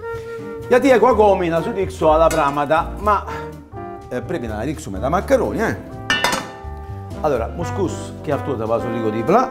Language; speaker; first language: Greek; non-native, fluent; Italian